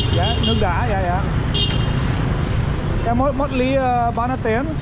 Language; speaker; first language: Vietnamese; non-native, learner; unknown